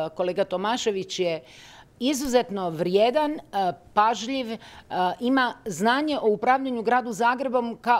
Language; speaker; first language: Croatian; native; Croatian